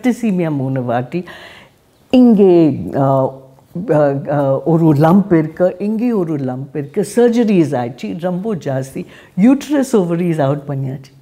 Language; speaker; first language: Tamil; non-native, learner; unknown